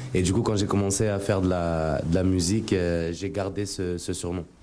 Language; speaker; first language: French; native; French